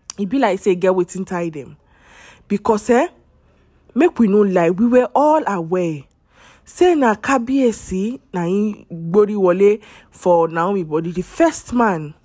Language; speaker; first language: Nigerian Pidgin; non-native, local second language; Yoruba